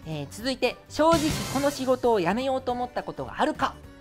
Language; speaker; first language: Japanese; native; Japanese